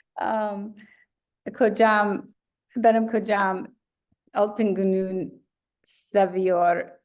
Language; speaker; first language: Turkish; non-native, learner; English